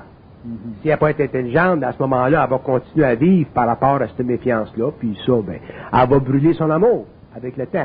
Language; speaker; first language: French; native; French